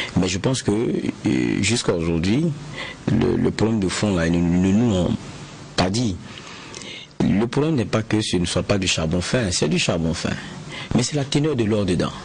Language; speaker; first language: French; native; French